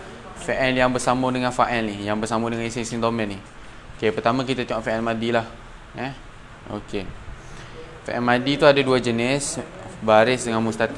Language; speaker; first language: Malay; native; Malay